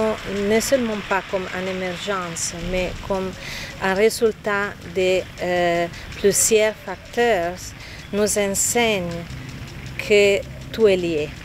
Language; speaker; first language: French; non-native, fluent; Italian